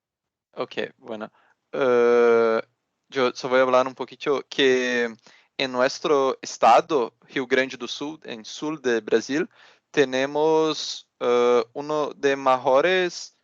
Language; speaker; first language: Spanish; non-native, learner; Portuguese